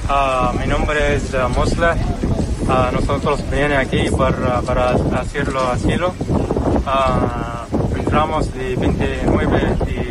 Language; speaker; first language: Spanish; non-native, learner; Arabic